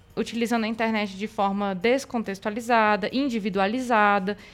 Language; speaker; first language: Portuguese; native; Portuguese